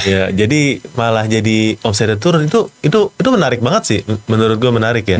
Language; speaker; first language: Indonesian; native; Indonesian